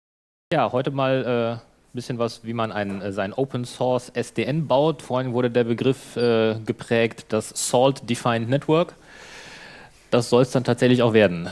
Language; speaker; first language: German; native; German